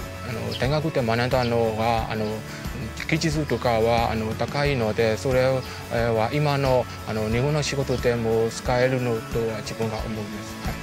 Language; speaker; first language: Japanese; non-native, fluent; Burmese